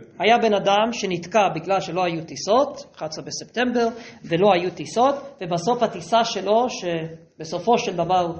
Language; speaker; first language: Hebrew; native; Hebrew